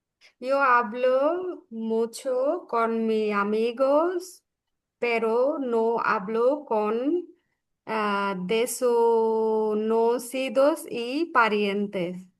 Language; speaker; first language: Spanish; non-native, learner; Bangla